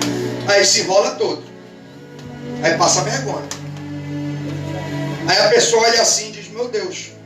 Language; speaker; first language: Portuguese; native; Portuguese